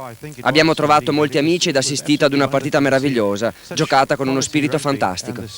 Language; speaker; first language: Italian; native; Italian